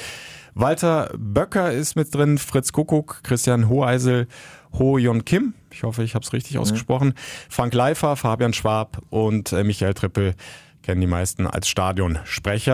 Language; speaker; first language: German; native; German